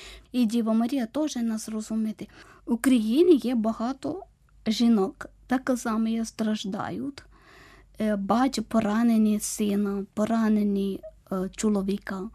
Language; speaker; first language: Ukrainian; non-native, learner; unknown